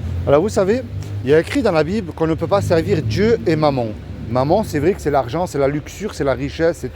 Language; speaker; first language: French; native; French